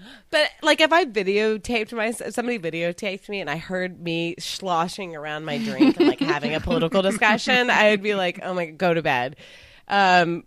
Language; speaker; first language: English; native; English